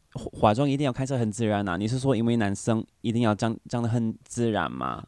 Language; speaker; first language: Chinese; non-native, fluent; English